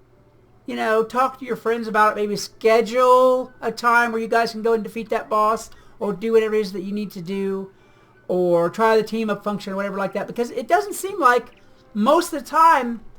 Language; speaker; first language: English; native; English